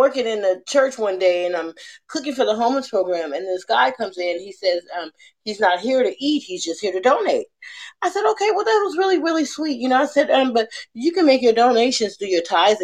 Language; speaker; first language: English; native; English